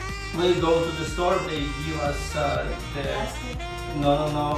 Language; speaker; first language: English; non-native, learner; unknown